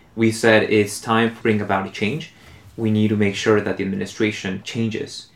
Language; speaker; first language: English; early bilingual, other home language; Spanish